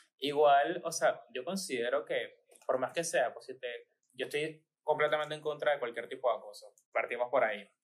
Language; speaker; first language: Spanish; native; Spanish